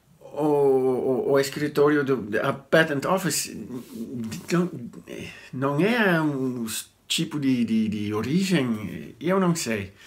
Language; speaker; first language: Portuguese; non-native, learner; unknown